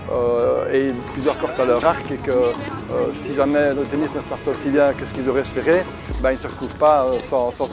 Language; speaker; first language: French; native; French